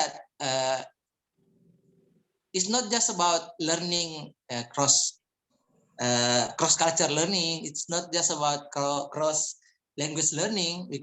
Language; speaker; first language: English; non-native, fluent; Indonesian